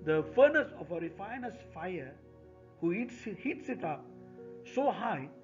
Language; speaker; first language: English; non-native, local second language; Tamil